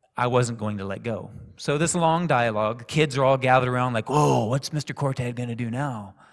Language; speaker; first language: English; native; English